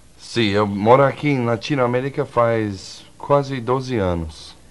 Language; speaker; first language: Portuguese; non-native, fluent; English